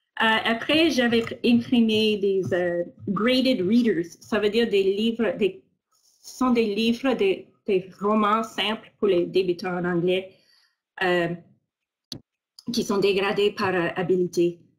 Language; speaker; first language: French; non-native, fluent; English